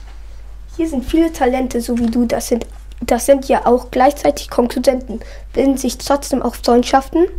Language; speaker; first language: German; native; German